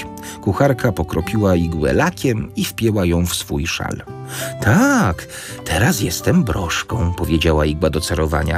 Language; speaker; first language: Polish; native; Polish